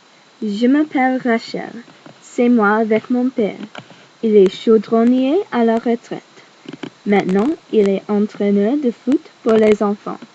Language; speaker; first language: French; non-native, learner; English